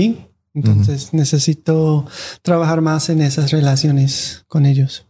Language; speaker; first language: Spanish; non-native, fluent; English